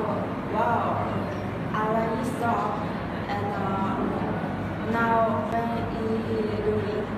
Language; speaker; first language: English; non-native, learner; Vietnamese